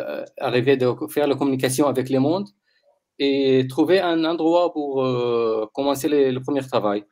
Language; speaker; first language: French; non-native, learner; Arabic